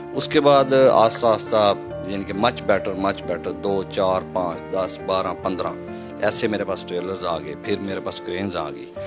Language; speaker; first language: Urdu; non-native, local second language; Punjabi